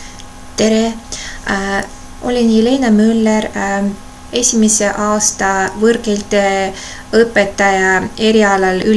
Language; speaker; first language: Estonian; non-native, local second language; Russian